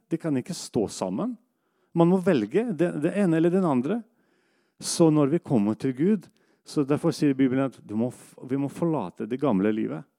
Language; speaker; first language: Norwegian; non-native, fluent; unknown